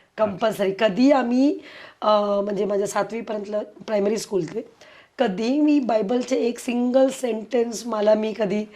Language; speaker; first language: Marathi; early bilingual, heritage; Konkani